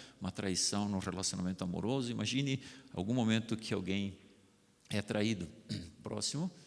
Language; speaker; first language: Portuguese; non-native, local second language; German